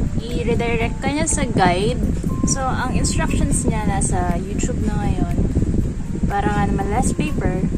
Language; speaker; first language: Filipino; native; Filipino